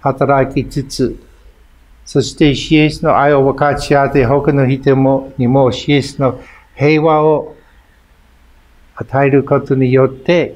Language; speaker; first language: Japanese; non-native, fluent; English